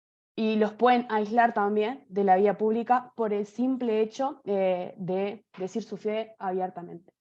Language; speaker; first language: Spanish; native; Spanish